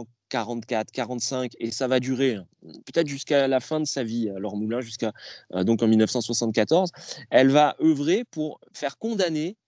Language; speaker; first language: French; native; French